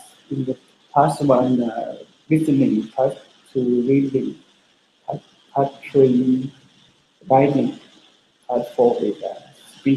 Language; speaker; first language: English; non-native, learner; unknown